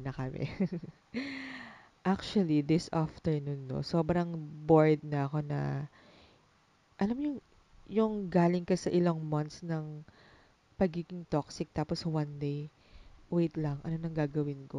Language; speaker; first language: English; non-native, local second language; Filipino